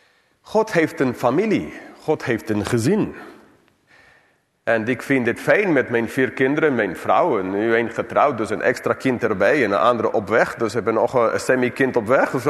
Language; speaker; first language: Dutch; non-native, fluent; English